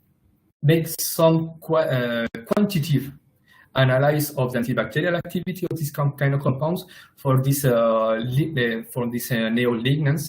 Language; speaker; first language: English; non-native, fluent; Spanish